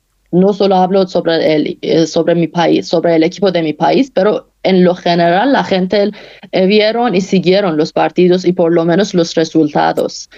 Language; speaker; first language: Spanish; non-native, learner; Persian